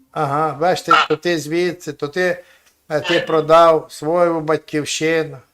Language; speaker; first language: Ukrainian; native; Ukrainian